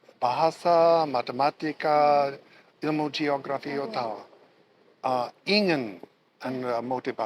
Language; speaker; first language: Indonesian; non-native, learner; English